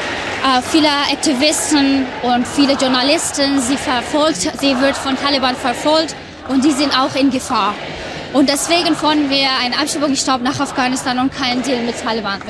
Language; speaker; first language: German; non-native, learner; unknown